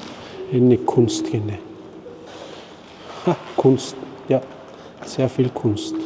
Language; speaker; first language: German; non-native, fluent; Mongolian